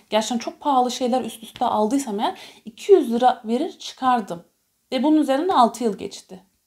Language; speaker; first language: Turkish; early bilingual, heritage; Turkish